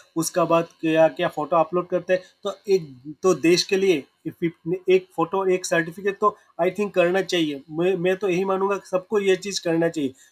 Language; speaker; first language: Hindi; non-native, local second language; Assamese